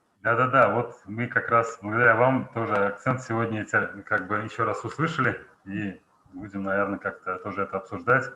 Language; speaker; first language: Russian; native; Russian